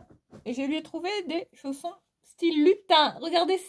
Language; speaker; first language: French; native; French